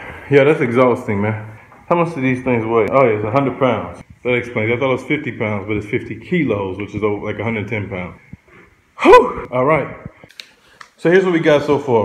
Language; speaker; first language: English; native; English